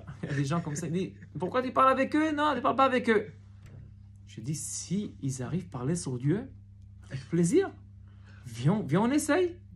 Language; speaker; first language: French; non-native, fluent; Hebrew